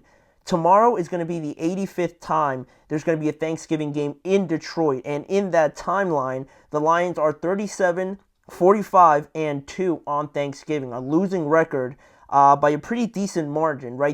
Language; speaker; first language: English; native; English